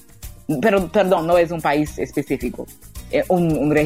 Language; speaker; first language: Spanish; non-native, learner; English